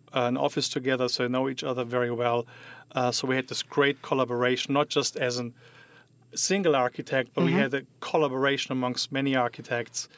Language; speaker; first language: English; non-native, fluent; German